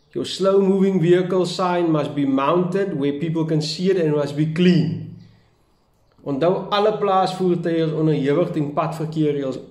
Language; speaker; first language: English; non-native, local second language; Afrikaans